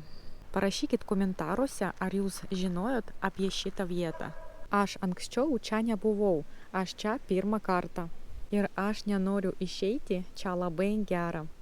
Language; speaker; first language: Lithuanian; non-native, learner; Russian